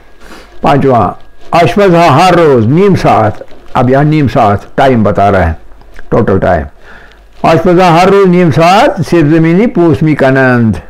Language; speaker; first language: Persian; non-native, fluent; Urdu